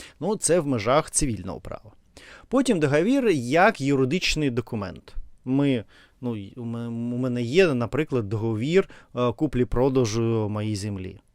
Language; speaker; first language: Ukrainian; non-native, learner; Russian